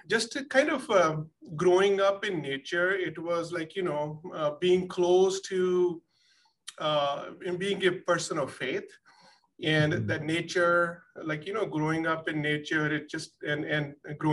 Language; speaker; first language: English; non-native, local second language; Punjabi